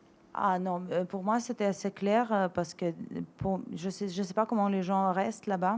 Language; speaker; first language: French; non-native, fluent; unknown